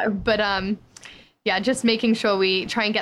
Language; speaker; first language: English; native; English